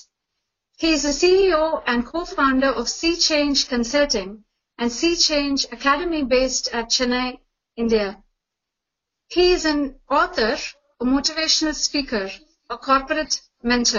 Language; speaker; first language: English; non-native, local second language; Tamil